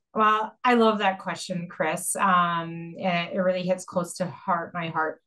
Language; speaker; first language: English; native; English